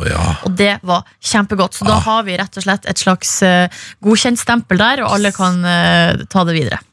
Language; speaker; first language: Norwegian; native; Norwegian